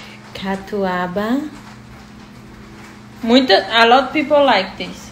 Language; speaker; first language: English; non-native, learner; Portuguese